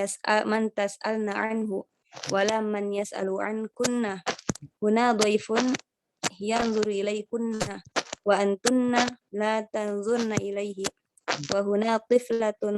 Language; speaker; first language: Arabic; non-native, learner; Indonesian